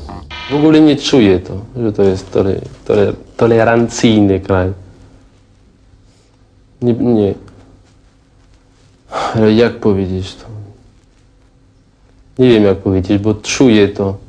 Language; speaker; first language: Polish; non-native, learner; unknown